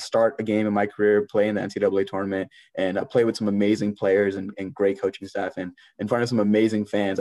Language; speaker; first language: English; native; English